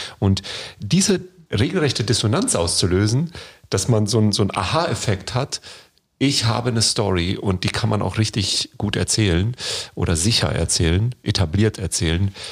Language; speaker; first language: German; native; German